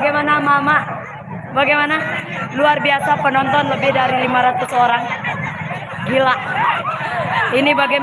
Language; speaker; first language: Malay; non-native, local second language; Minangkabau